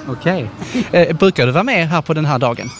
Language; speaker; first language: Swedish; native; Swedish